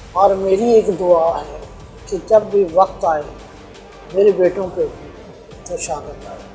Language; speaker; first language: Urdu; native; Urdu